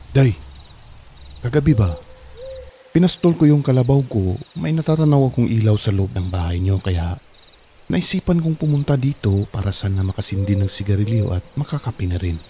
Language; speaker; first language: Filipino; non-native, local second language; Cebuano